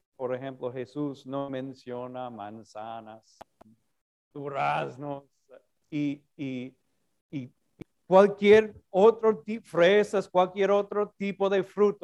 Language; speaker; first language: Spanish; non-native, fluent; English